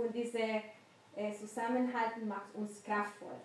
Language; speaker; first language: German; non-native, learner; Spanish